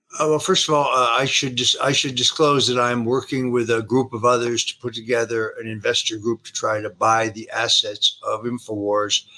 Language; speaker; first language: English; native; English